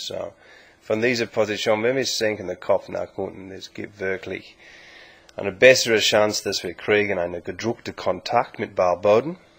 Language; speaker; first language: German; non-native, learner; English